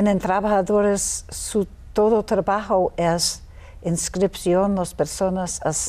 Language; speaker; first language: Spanish; non-native, learner; English